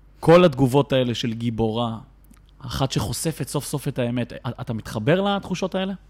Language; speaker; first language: Hebrew; native; Hebrew